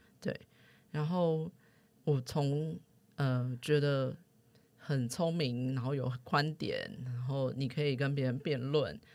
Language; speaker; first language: Chinese; native; Chinese